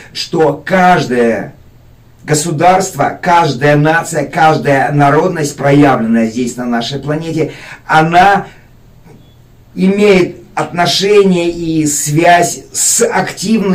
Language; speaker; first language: Russian; native; Russian